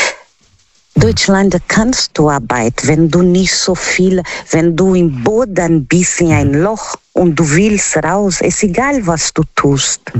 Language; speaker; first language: German; non-native, learner; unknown